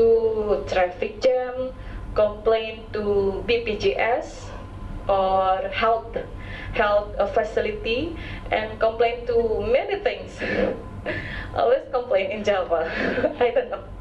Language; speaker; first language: English; non-native, local second language; Indonesian